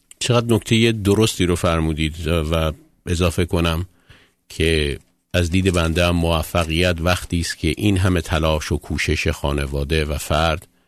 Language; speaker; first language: Persian; native; Persian